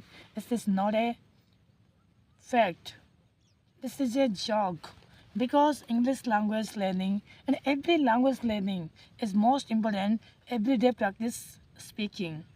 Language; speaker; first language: English; non-native, learner; Hindi